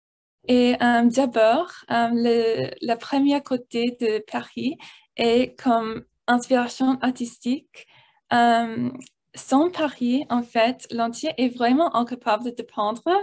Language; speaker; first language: French; non-native, learner; English